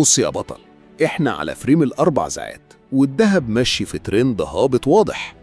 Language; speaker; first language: Arabic; native; Arabic